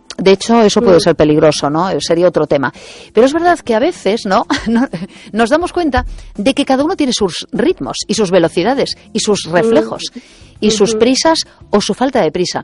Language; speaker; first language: Spanish; native; Spanish